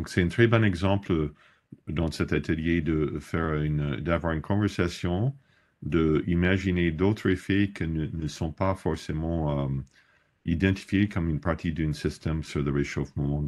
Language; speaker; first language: French; non-native, fluent; English